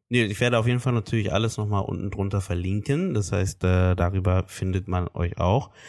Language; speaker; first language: German; native; German